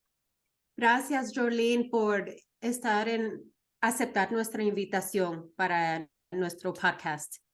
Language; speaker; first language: Spanish; early bilingual, heritage; Spanish